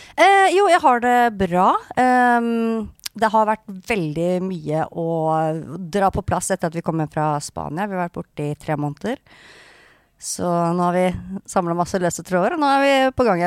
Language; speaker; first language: Norwegian; native; Norwegian